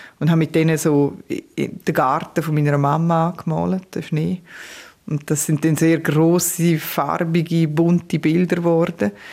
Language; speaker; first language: German; native; German